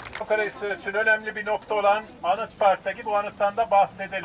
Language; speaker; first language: Turkish; native; Turkish